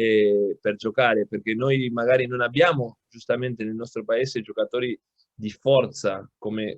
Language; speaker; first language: Italian; non-native, local second language; Spanish